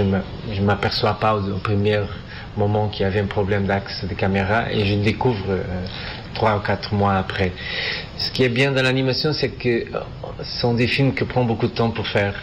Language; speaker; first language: French; non-native, fluent; Portuguese